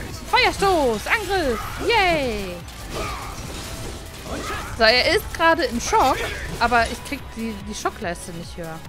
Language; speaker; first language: German; native; German